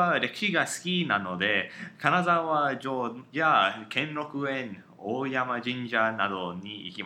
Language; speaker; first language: Japanese; non-native, learner; English